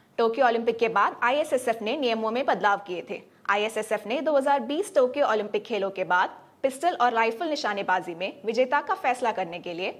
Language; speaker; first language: Hindi; non-native, local second language; Malayalam